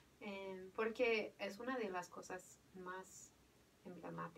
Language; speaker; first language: Spanish; non-native, fluent; English